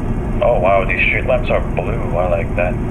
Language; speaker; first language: English; native; English